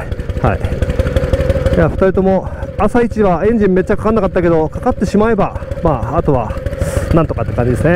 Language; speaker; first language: Japanese; native; Japanese